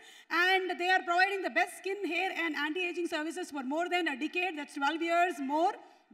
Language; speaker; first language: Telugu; native; Telugu